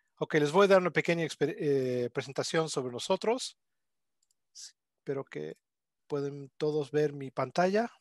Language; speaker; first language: Spanish; non-native, fluent; English